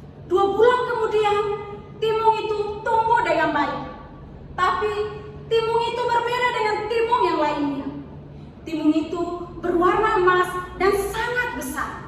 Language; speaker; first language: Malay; non-native, learner; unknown